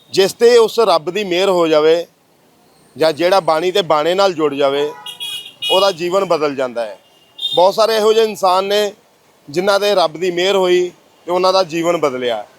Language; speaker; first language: Punjabi; native; Punjabi